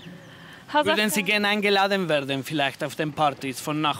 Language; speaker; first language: German; non-native, fluent; Italian